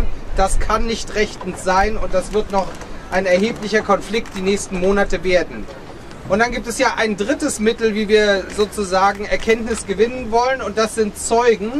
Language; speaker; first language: German; native; German